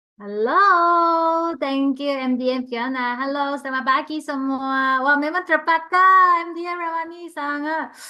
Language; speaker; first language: Malay; non-native, local second language; Chinese